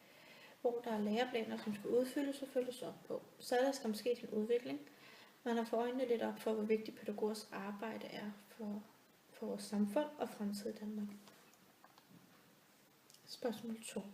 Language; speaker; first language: Danish; native; Danish